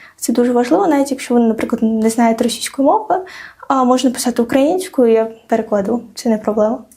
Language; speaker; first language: Ukrainian; non-native, local second language; Crimean Tatar